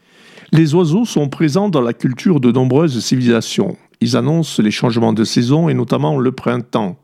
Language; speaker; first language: French; native; French